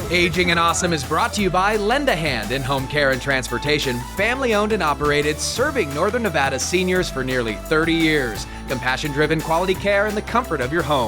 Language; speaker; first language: English; native; English